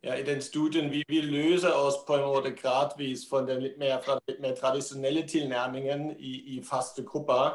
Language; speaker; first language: Norwegian; non-native, fluent; German